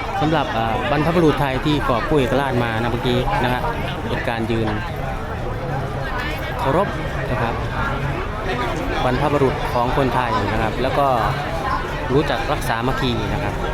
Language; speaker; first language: Thai; native; Thai